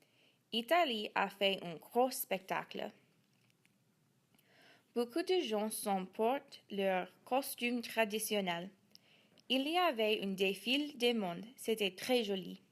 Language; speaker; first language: French; non-native, learner; English